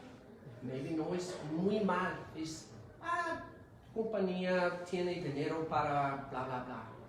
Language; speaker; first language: Spanish; non-native, learner; English